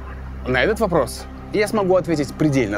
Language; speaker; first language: Russian; native; Russian